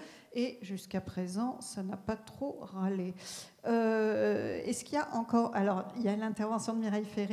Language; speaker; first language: French; native; French